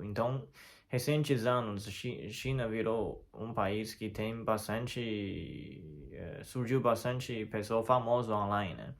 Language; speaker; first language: Portuguese; non-native, fluent; Chinese